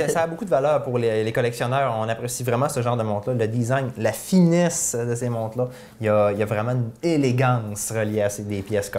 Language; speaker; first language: French; native; French